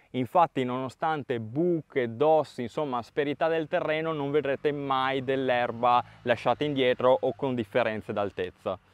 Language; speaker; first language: Italian; native; Italian